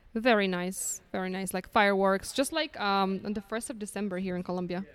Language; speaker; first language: English; non-native, fluent; Polish